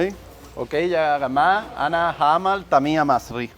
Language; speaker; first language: Arabic; non-native, learner; Spanish